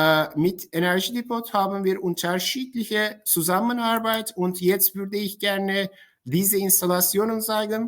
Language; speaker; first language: German; non-native, fluent; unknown